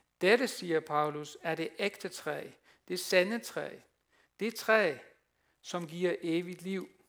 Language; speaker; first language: Danish; non-native, fluent; Dutch